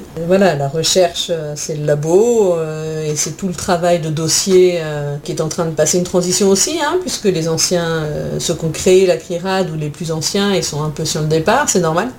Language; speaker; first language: French; native; French